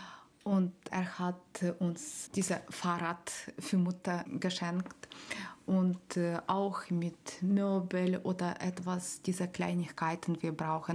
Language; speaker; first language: German; non-native, learner; Ukrainian